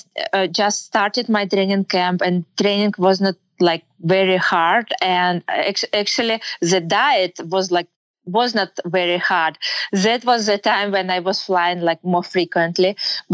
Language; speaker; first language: English; non-native, learner; Russian